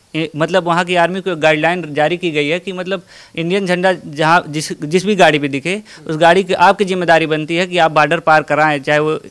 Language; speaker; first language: Hindi; native; Hindi